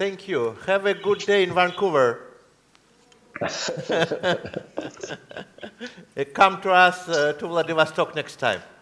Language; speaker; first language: English; non-native, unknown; Russian